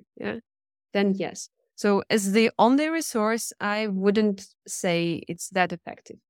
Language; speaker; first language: English; non-native, fluent; Russian